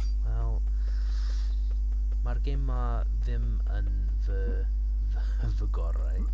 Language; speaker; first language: Welsh; non-native, learner; English